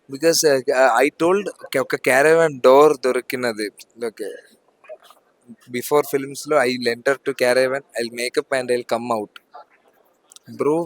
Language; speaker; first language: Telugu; non-native, learner; Malayalam